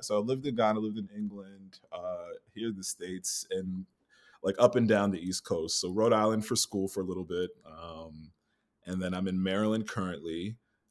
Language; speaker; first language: English; native; English